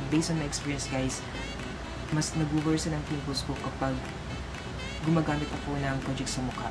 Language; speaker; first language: Filipino; non-native, local second language; Cebuano